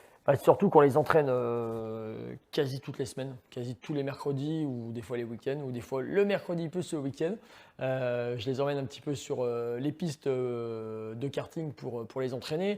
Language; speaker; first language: French; native; French